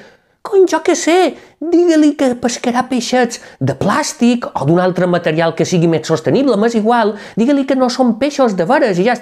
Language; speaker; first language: Catalan; native; Catalan